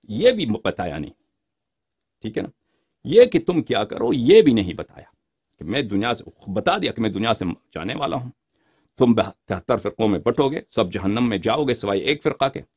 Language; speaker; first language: Urdu; non-native, fluent; Persian